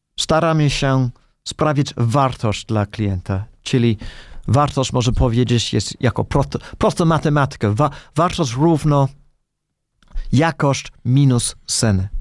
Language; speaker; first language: Polish; non-native, fluent; English